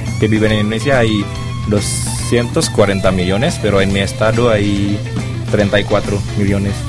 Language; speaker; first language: Spanish; non-native, learner; Indonesian